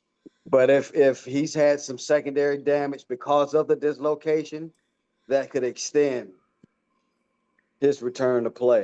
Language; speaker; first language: English; native; English